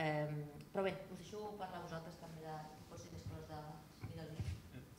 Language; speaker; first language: Catalan; native; Catalan